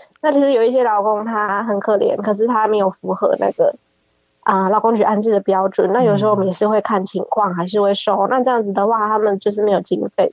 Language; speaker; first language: Chinese; native; Chinese